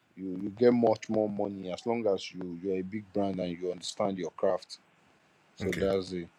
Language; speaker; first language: English; non-native, local second language; Yoruba